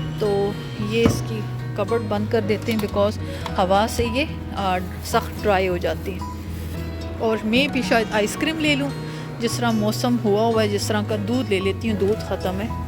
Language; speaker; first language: Urdu; native; Urdu